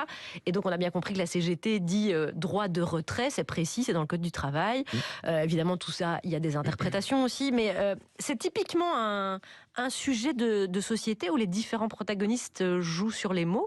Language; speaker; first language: French; native; French